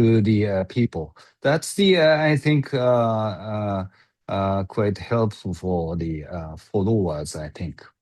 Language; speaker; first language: English; non-native, learner; Japanese